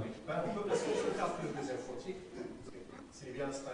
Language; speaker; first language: French; non-native, fluent; English